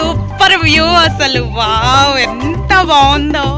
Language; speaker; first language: Telugu; native; Telugu